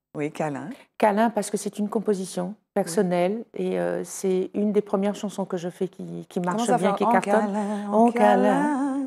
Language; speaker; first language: French; native; French